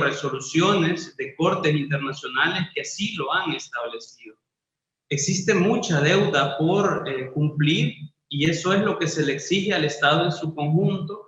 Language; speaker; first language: Spanish; native; Spanish